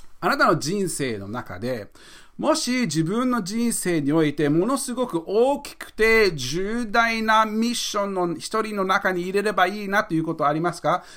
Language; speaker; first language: Japanese; non-native, fluent; English